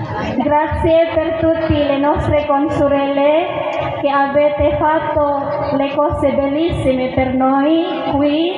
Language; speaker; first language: Italian; non-native, learner; Indonesian